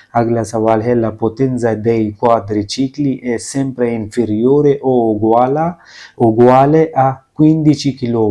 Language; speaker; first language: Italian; non-native, learner; Urdu